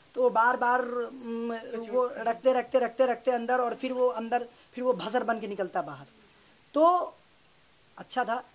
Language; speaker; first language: Hindi; native; Hindi